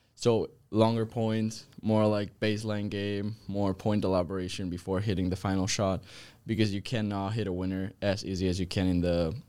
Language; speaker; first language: English; non-native, fluent; Spanish